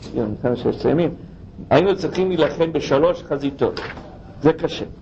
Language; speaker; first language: Hebrew; non-native, fluent; English